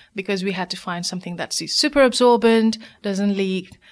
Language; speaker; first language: English; non-native, local second language; Nepali